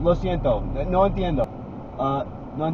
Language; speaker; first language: Spanish; non-native, learner; English